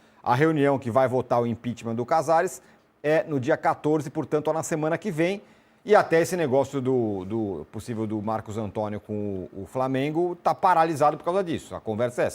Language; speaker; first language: Portuguese; native; Portuguese